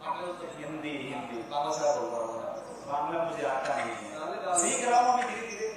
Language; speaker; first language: Hindi; non-native, learner; Bangla